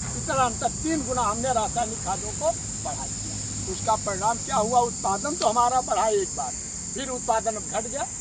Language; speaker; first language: Hindi; native; Hindi